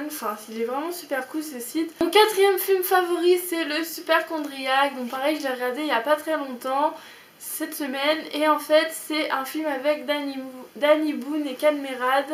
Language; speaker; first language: French; native; French